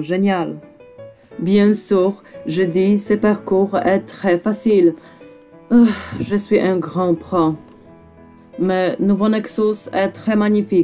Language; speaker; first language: French; non-native, learner; Polish